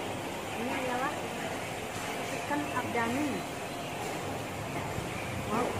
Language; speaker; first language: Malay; non-native, local second language; Sundanese